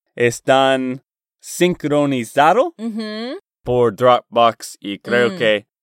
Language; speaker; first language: Spanish; non-native, learner; English